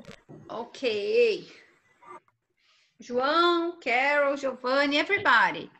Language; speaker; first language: English; non-native, fluent; Portuguese